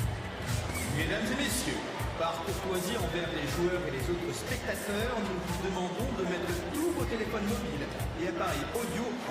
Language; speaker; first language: French; native; French